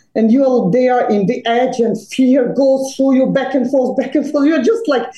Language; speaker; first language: English; non-native, fluent; Serbian